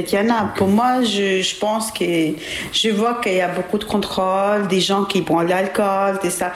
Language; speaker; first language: French; non-native, learner; Albanian